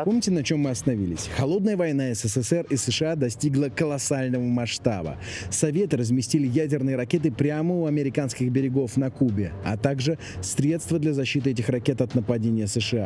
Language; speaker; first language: Russian; native; Russian